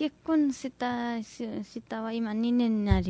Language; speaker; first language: Japanese; non-native, learner; Nepali